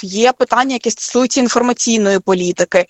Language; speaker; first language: Ukrainian; native; Ukrainian